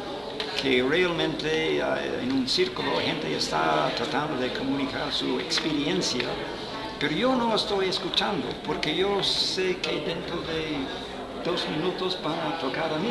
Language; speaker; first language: Spanish; non-native, fluent; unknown